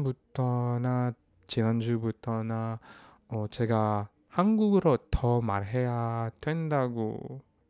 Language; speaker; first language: Korean; non-native, learner; Filipino